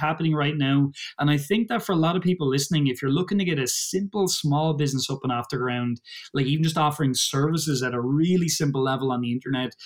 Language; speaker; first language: English; native; English